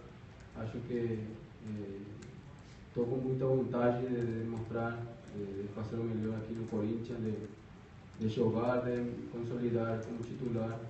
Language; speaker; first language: Portuguese; non-native, fluent; Spanish